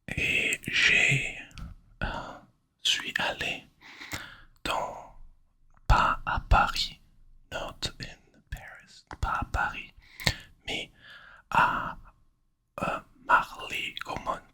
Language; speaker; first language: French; non-native, learner; English